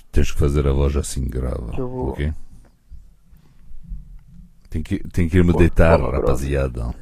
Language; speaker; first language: Portuguese; early bilingual, heritage; French